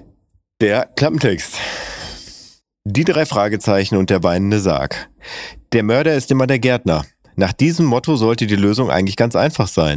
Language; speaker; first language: German; native; German